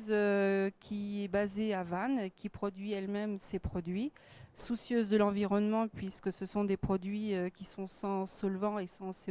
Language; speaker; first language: French; native; French